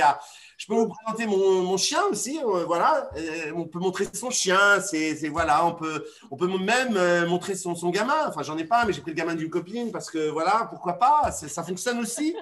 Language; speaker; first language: French; native; French